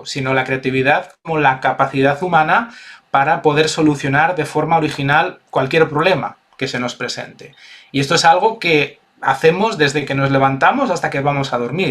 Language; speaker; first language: Spanish; native; Spanish